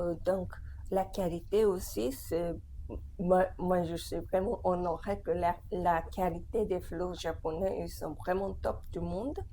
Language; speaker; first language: French; non-native, fluent; Japanese